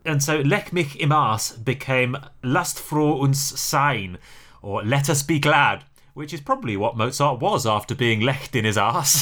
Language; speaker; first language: English; native; English